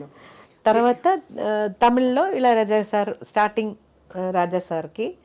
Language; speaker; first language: Telugu; non-native, local second language; Malayalam